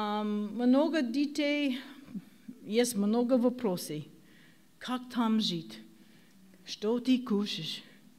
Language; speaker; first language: Russian; non-native, learner; English